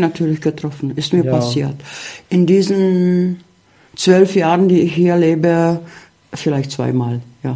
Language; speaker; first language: German; early bilingual, heritage; German